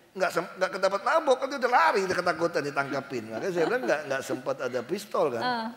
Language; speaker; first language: Indonesian; native; Indonesian